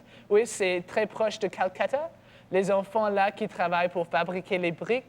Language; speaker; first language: French; non-native, learner; English